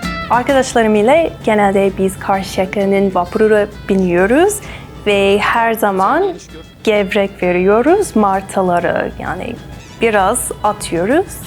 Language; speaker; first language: Turkish; non-native, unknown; English